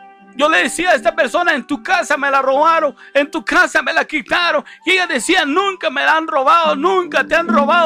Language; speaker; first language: Spanish; native; Spanish